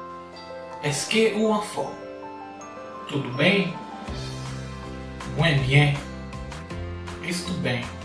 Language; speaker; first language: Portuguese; non-native, fluent; Haitian Creole